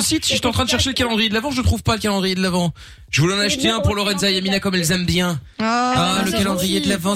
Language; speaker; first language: French; native; French